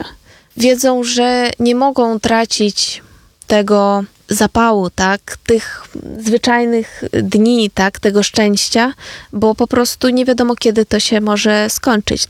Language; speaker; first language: Polish; non-native, fluent; Ukrainian